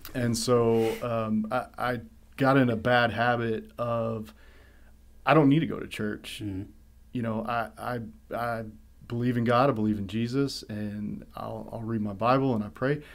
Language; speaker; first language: English; native; English